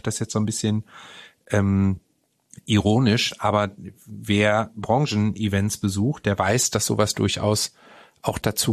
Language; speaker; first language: German; native; German